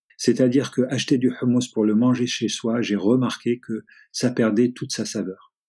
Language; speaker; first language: French; non-native, local second language; Arabic